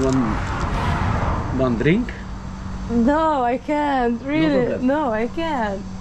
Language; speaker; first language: English; non-native, learner; Lithuanian